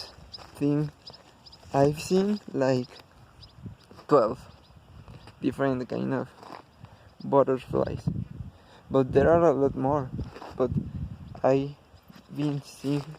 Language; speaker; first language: English; non-native, learner; Spanish